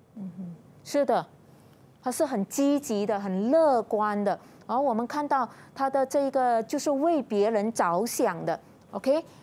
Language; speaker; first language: Chinese; native; Chinese